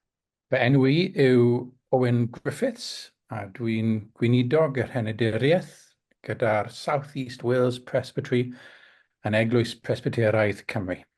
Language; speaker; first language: Welsh; non-native, local second language; English